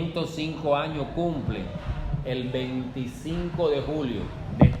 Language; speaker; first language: Spanish; native; Spanish